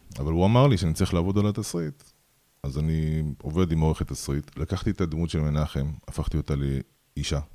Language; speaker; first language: Hebrew; early bilingual, other home language; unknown